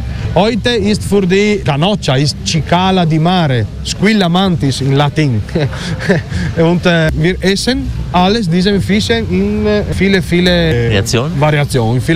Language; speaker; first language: German; non-native, learner; Italian